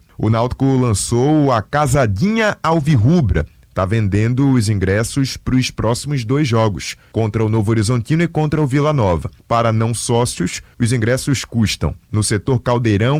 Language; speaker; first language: Portuguese; native; Portuguese